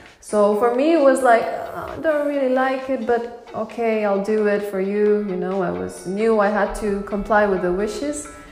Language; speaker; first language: English; non-native, fluent; Romanian